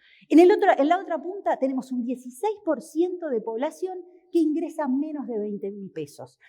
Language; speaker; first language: Spanish; native; Spanish